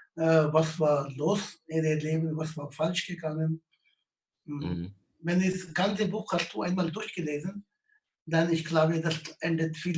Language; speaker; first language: German; non-native, learner; Urdu